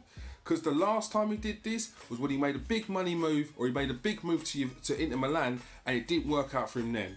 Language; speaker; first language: English; native; English